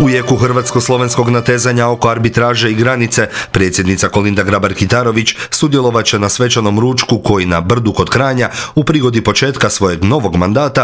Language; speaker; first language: Croatian; native; Croatian